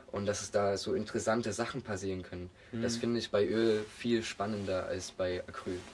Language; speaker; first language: German; native; German